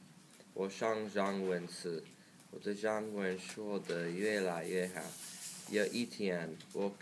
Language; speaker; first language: Chinese; non-native, learner; English